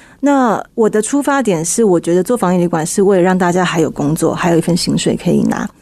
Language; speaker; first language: Chinese; early bilingual, heritage; Chinese